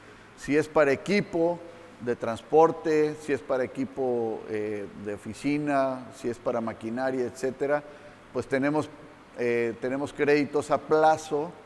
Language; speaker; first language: Spanish; native; Spanish